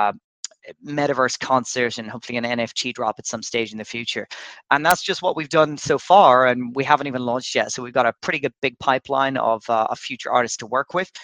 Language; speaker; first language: English; native; English